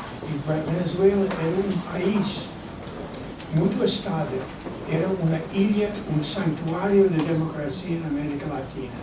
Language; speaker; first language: Portuguese; non-native, fluent; Spanish